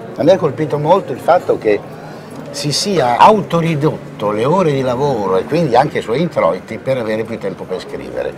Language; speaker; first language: Italian; native; Italian